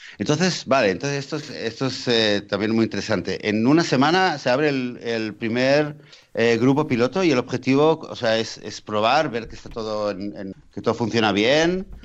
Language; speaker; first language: Spanish; native; Spanish